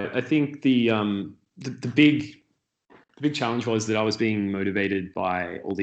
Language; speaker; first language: English; native; English